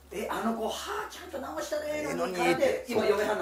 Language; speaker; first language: Japanese; native; Japanese